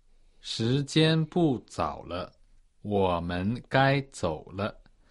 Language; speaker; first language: Chinese; non-native, learner; Portuguese